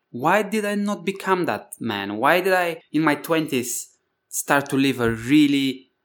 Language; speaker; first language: English; non-native, fluent; Bulgarian